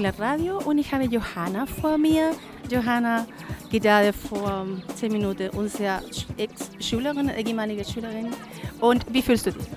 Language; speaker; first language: German; non-native, learner; Spanish